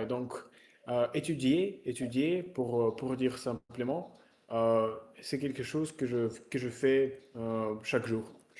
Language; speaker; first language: French; non-native, learner; Russian